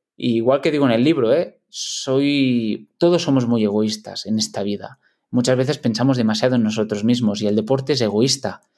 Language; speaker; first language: Spanish; non-native, local second language; Catalan